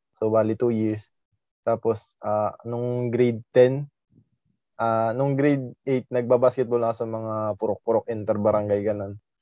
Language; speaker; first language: Filipino; native; Filipino